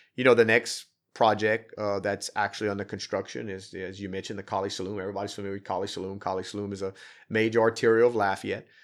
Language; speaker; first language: English; native; English